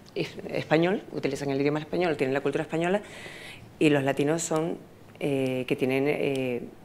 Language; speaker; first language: Spanish; native; Spanish